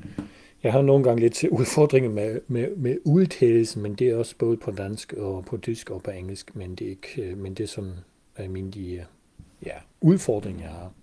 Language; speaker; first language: Danish; non-native, fluent; German